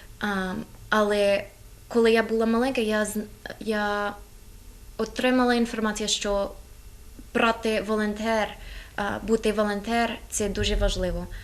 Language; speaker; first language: Ukrainian; non-native, learner; English